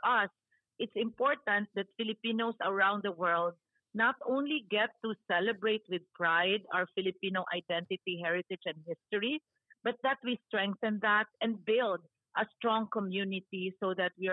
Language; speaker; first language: English; non-native, local second language; Cebuano